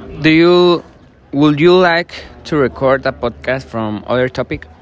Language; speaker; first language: English; non-native, learner; Spanish